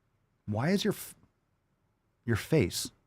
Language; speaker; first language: English; native; English